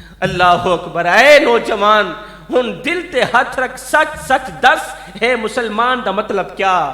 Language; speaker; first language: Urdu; non-native, local second language; Saraiki